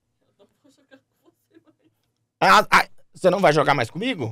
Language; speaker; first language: Portuguese; native; Portuguese